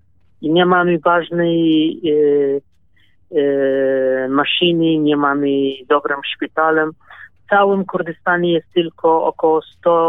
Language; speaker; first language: Polish; non-native, learner; Kurdish